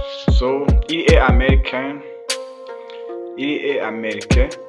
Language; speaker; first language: French; non-native, local second language; Kinyarwanda